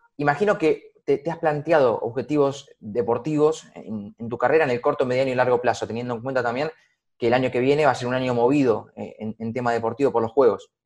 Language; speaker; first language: Spanish; native; Spanish